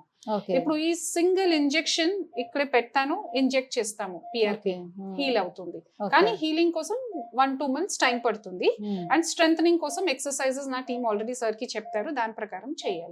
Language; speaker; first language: Telugu; non-native, local second language; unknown